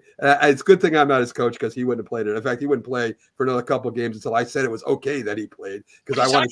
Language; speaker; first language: English; native; English